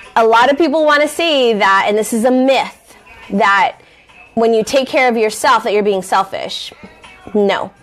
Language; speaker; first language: English; native; English